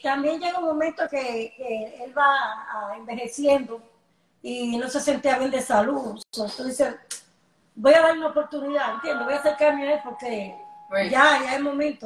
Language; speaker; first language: Spanish; native; Spanish